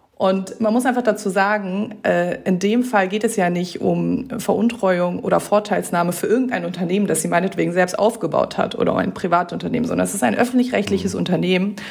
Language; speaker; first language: German; early bilingual, other home language; Persian